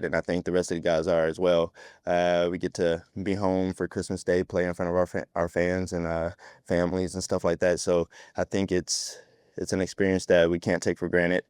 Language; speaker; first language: English; native; English